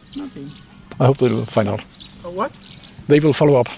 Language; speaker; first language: Danish; early bilingual, other home language; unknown